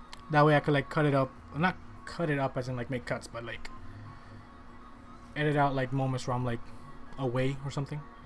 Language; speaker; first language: English; early bilingual, other home language; Spanish